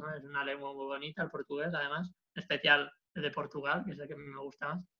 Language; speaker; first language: Spanish; native; Spanish